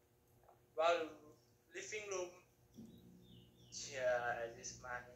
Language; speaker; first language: English; non-native, learner; Thai